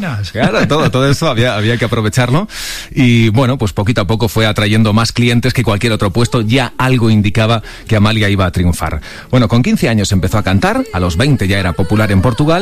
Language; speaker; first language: Spanish; native; Spanish